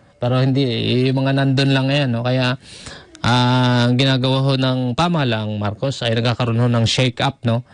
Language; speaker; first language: Filipino; native; Filipino